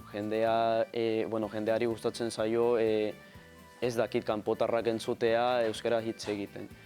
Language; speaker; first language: Basque; non-native, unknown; Spanish